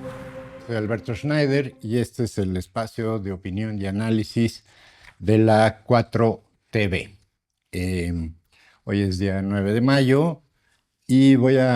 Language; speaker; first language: Spanish; native; Spanish